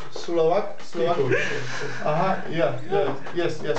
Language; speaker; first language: English; non-native, learner; Slovak